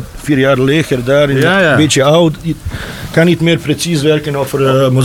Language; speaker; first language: Dutch; non-native, learner; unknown